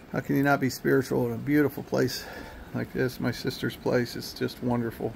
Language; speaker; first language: English; native; English